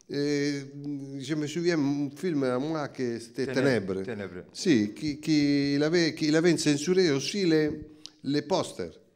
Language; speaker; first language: French; non-native, fluent; Italian